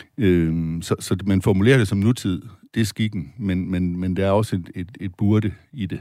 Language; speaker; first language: Danish; native; Danish